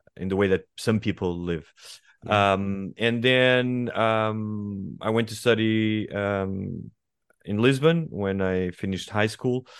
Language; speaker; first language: English; non-native, fluent; Portuguese